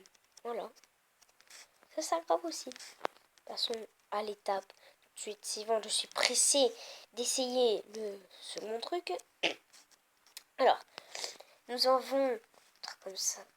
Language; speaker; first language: French; native; French